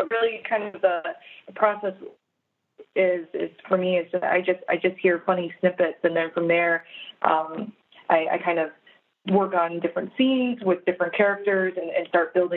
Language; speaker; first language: English; native; English